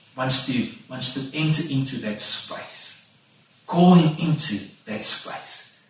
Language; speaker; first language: English; non-native, local second language; Afrikaans